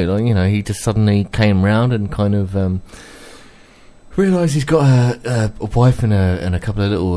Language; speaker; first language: English; native; English